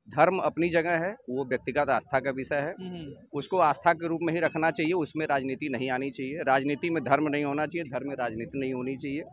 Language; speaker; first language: Hindi; native; Hindi